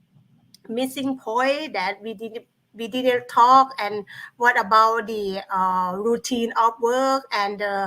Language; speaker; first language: English; non-native, learner; Thai